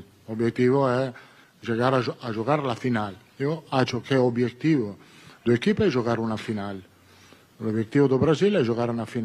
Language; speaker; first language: Portuguese; non-native, learner; Italian